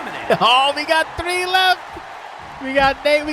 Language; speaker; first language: English; native; English